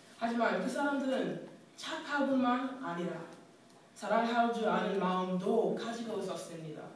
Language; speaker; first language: Korean; non-native, fluent; English